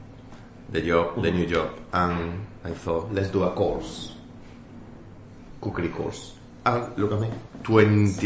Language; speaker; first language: English; non-native, fluent; Spanish